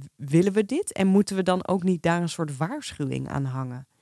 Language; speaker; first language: Dutch; native; Dutch